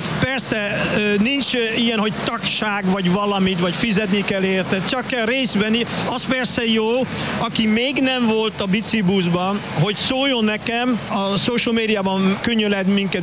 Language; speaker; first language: Hungarian; non-native, fluent; Dutch